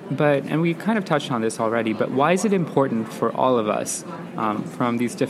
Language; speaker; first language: English; non-native, local second language; Sinhala